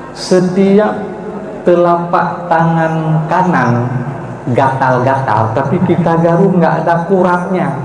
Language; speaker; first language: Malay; non-native, local second language; Achinese